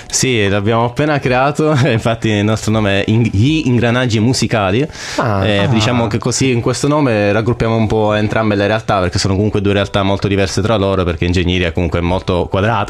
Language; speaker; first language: Italian; native; Italian